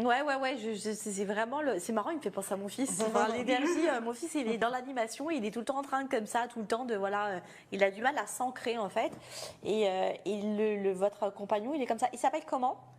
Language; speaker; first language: French; native; French